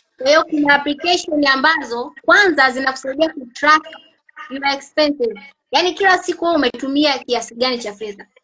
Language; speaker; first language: Swahili; native; Swahili